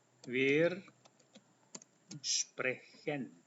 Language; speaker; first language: German; non-native, fluent; Indonesian